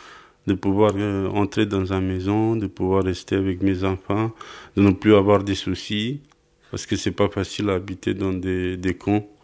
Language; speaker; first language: French; non-native, fluent; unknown